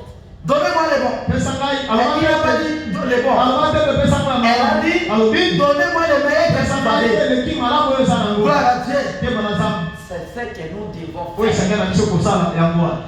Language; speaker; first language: French; non-native, local second language; Lingala